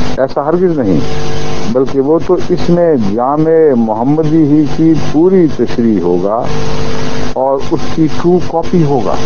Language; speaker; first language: Urdu; native; Urdu